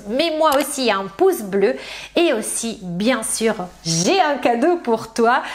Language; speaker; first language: French; non-native, fluent; Italian